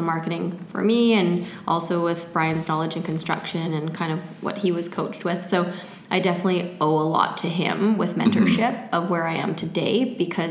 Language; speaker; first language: English; native; English